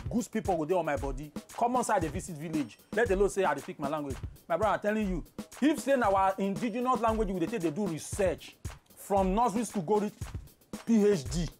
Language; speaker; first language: Nigerian Pidgin; non-native, local second language; Igbo